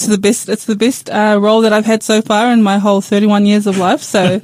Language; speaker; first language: English; native; English